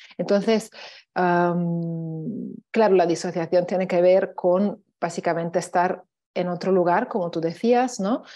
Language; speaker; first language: Spanish; native; Spanish